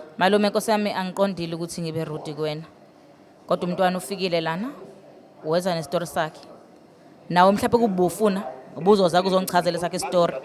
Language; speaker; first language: Zulu; native; Zulu